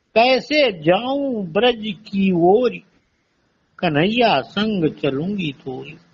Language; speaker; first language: Hindi; native; Hindi